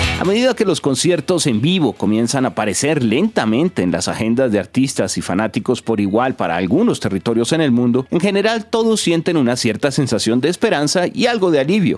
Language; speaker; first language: Spanish; native; Spanish